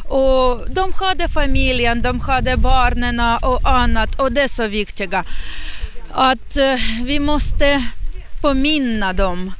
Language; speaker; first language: Swedish; non-native, learner; Ukrainian